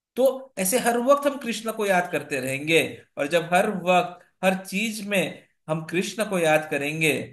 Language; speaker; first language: Hindi; non-native, local second language; Marathi